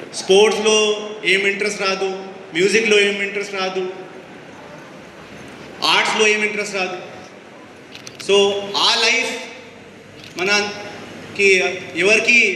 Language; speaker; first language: Telugu; non-native, fluent; Hindi